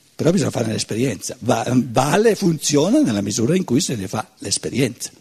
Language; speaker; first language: Italian; native; Italian